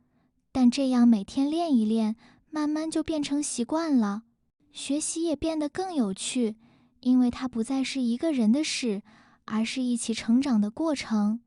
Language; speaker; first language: Chinese; non-native, fluent; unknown